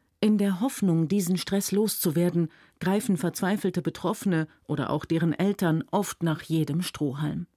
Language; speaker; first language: German; native; German